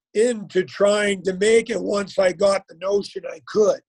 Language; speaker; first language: English; native; English